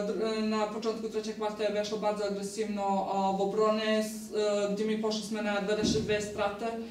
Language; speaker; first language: Polish; non-native, fluent; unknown